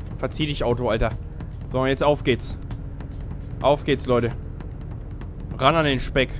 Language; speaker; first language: German; native; German